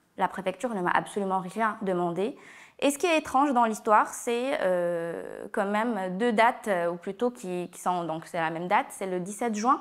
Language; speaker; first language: French; non-native, local second language; Arabic